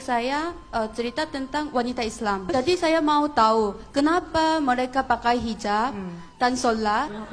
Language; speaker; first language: Indonesian; non-native, fluent; Korean